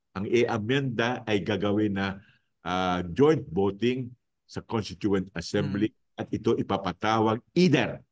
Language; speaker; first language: Filipino; non-native, local second language; Bikol